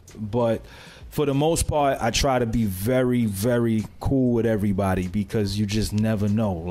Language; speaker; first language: English; native; English